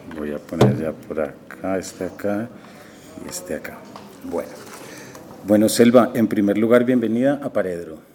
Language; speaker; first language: Spanish; native; Spanish